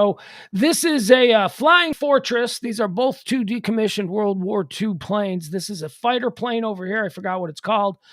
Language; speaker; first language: English; native; English